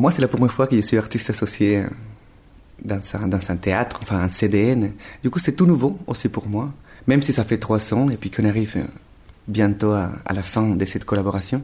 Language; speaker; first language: French; non-native, fluent; Spanish